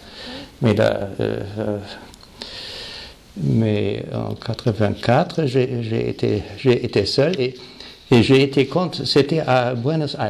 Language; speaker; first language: French; non-native, fluent; German